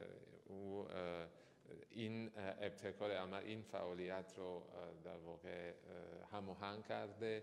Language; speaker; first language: Persian; non-native, fluent; Italian